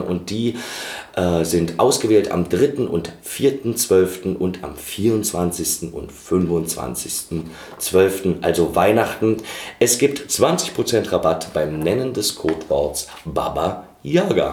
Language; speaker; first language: German; native; German